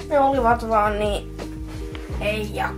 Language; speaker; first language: Finnish; native; Finnish